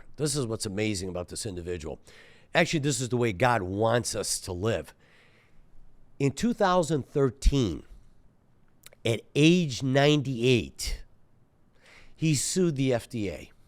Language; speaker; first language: English; native; English